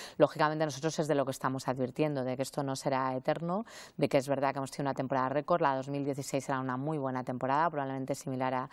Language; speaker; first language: Spanish; native; Spanish